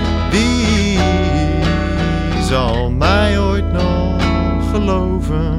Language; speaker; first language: Dutch; native; Dutch